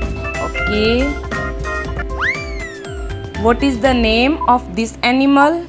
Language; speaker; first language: English; non-native, local second language; Hindi